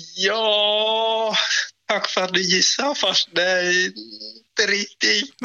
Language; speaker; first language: Swedish; non-native, fluent; Vietnamese